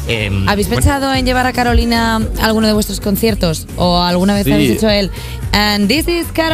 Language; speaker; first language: Spanish; native; Spanish